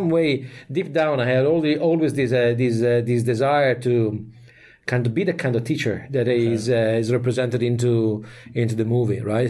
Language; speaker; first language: English; non-native, fluent; Italian